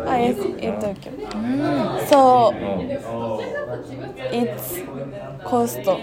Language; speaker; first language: English; non-native, learner; Japanese